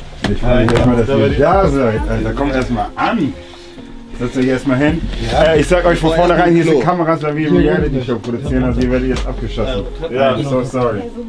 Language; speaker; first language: German; native; German